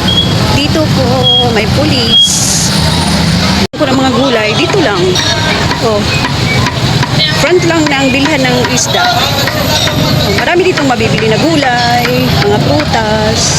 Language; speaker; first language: Filipino; non-native, local second language; Waray